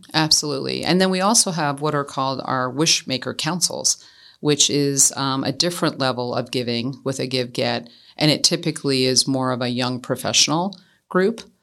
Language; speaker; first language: English; native; English